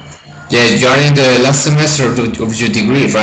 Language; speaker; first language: English; non-native, fluent; Spanish